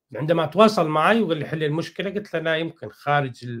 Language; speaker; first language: Arabic; non-native, fluent; Persian